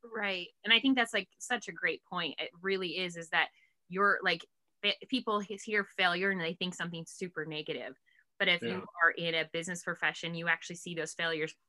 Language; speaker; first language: English; native; English